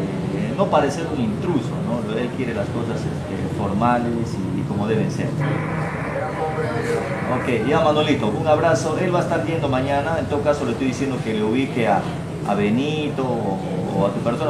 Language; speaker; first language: Spanish; native; Spanish